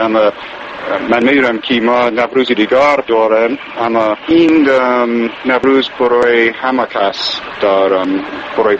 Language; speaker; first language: Persian; non-native, learner; English